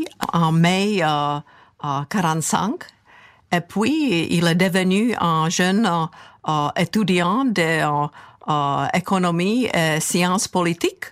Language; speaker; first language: French; non-native, fluent; Czech